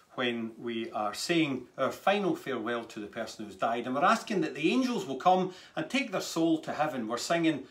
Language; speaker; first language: English; native; English